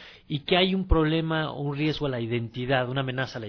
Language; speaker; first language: Spanish; native; Spanish